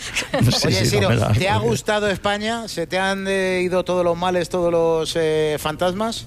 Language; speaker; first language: Spanish; native; Spanish